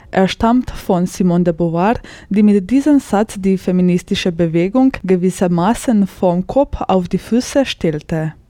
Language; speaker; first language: German; native; German